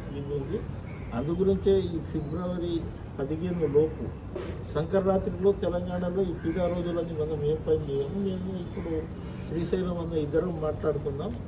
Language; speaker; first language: Telugu; non-native, local second language; Lambadi